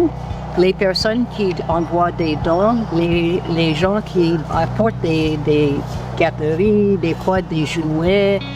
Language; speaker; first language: French; non-native, local second language; English